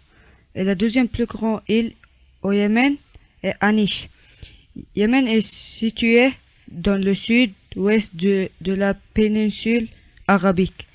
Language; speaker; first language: French; non-native, learner; Arabic